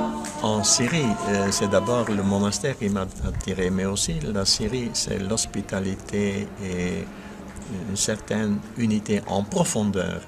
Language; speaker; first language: French; non-native, fluent; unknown